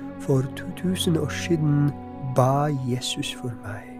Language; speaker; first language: Norwegian; non-native, fluent; Polish